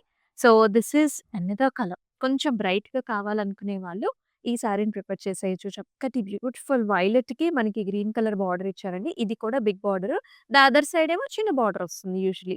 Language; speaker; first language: Telugu; native; Telugu